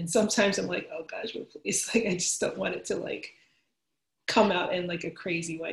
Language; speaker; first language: English; native; English